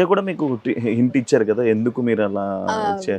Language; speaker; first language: Telugu; native; Telugu